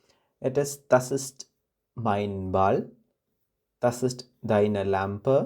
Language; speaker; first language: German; non-native, fluent; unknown